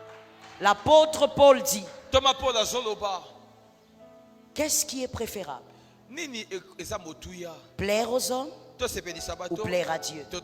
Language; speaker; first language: French; non-native, local second language; Lingala